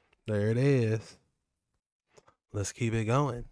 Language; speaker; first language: English; native; English